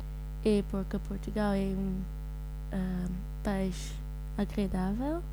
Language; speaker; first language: Portuguese; non-native, learner; Dutch